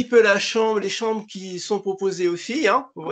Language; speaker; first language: French; native; French